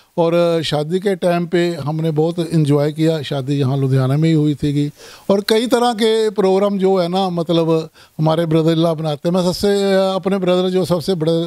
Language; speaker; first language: Hindi; non-native, local second language; Punjabi